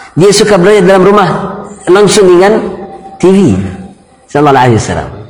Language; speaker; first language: Malay; non-native, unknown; Arabic